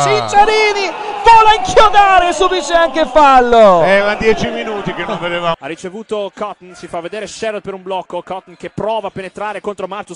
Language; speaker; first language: Italian; native; Italian